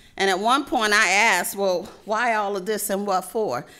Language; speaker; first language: English; native; English